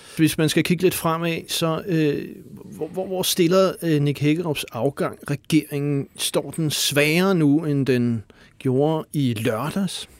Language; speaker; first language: Danish; native; Danish